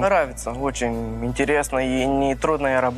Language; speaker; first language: Russian; non-native, local second language; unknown